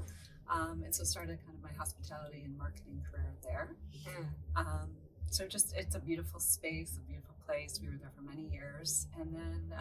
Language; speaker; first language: English; native; English